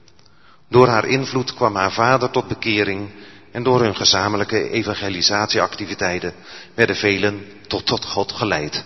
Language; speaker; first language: Dutch; native; Dutch